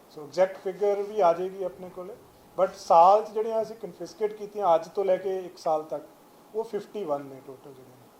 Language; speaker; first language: Hindi; non-native, local second language; Punjabi